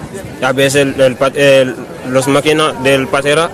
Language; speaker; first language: Spanish; non-native, learner; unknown